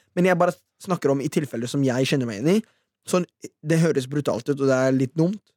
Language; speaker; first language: Norwegian; early bilingual, other home language; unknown